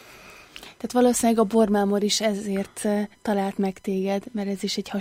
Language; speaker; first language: Hungarian; native; Hungarian